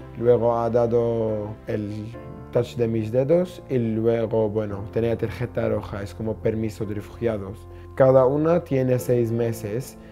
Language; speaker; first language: Spanish; non-native, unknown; Arabic